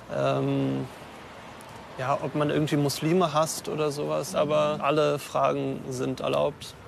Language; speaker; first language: German; native; German